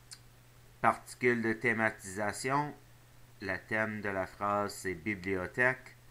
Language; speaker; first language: French; non-native, local second language; English